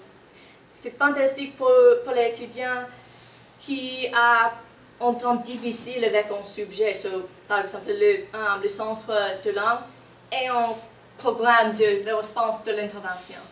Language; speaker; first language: French; non-native, learner; English